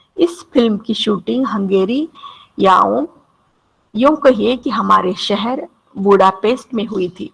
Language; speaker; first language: Hindi; non-native, local second language; Marathi